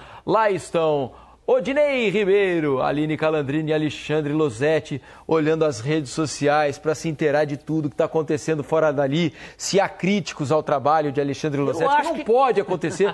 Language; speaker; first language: Portuguese; native; Portuguese